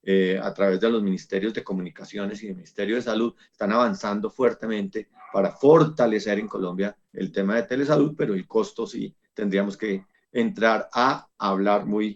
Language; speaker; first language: Spanish; native; Spanish